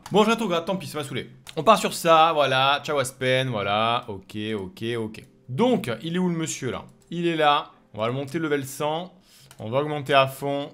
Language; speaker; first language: French; native; French